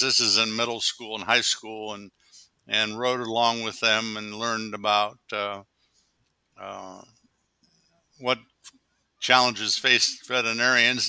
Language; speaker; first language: English; native; English